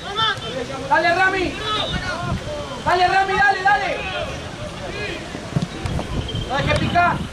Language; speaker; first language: Spanish; native; Spanish